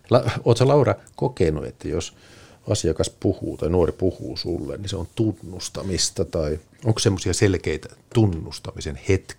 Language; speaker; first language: Finnish; native; Finnish